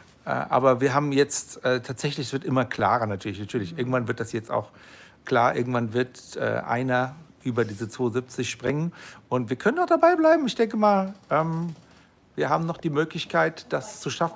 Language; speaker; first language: German; native; German